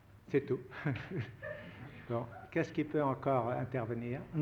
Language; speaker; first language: French; native; French